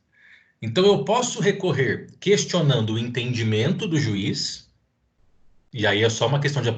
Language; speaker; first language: Portuguese; native; Portuguese